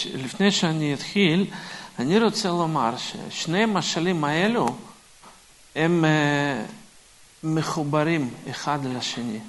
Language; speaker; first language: Hebrew; non-native, fluent; Russian